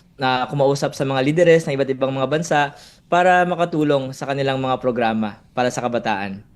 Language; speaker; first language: Filipino; non-native, local second language; Kinaray-a